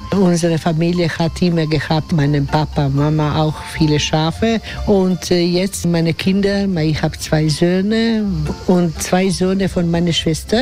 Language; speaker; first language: German; non-native, learner; Croatian